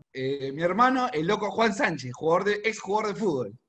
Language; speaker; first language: Spanish; native; Spanish